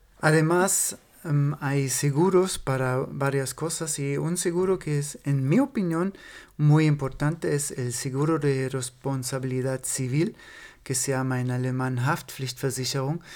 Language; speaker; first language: Spanish; non-native, fluent; German